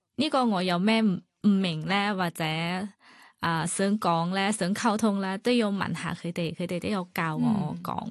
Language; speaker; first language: Cantonese; non-native, learner; Thai